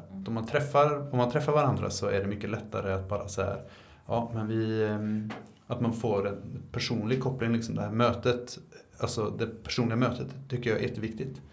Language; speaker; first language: Swedish; native; Swedish